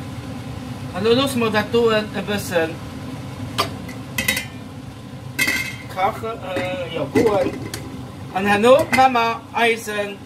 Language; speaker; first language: German; non-native, learner; Dutch